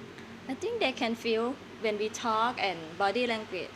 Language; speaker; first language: English; non-native, learner; Thai